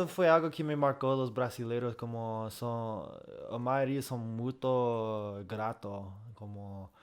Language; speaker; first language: Portuguese; non-native, fluent; English